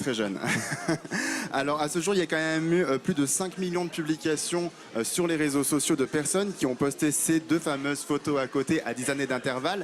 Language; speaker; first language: French; native; French